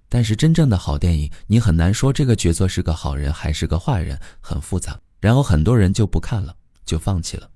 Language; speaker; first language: Chinese; native; Chinese